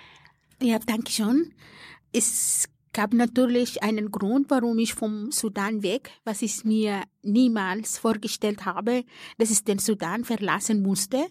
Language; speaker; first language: German; non-native, fluent; Arabic